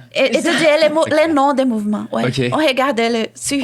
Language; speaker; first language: French; non-native, fluent; Portuguese